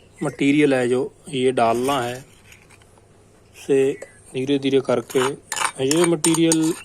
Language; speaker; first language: Urdu; non-native, local second language; Punjabi